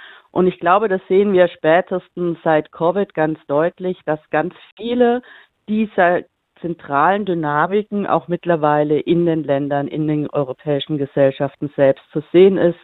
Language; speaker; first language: German; native; German